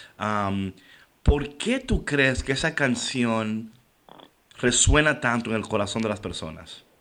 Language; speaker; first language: Spanish; native; Spanish